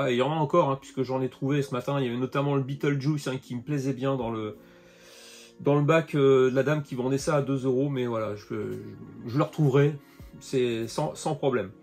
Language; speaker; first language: French; native; French